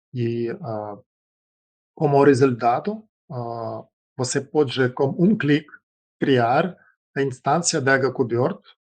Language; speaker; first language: Portuguese; non-native, fluent; Russian